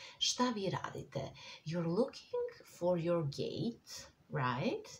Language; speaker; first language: English; non-native, fluent; Serbian